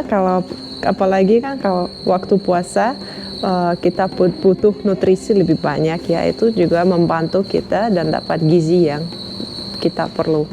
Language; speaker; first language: Indonesian; non-native, fluent; Russian